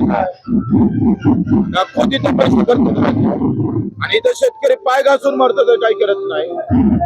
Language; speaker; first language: Marathi; native; Marathi